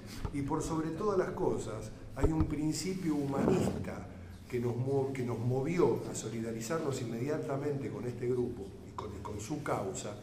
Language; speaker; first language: Spanish; native; Spanish